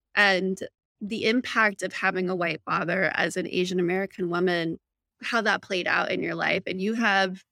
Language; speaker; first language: English; native; English